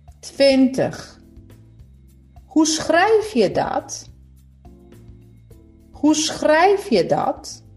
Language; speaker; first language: Dutch; non-native, fluent; Polish